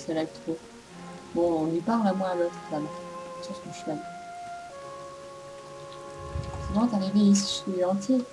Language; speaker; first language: French; native; French